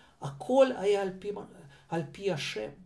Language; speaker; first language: Hebrew; non-native, fluent; Russian